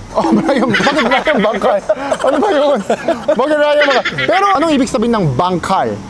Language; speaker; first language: Filipino; non-native, fluent; Korean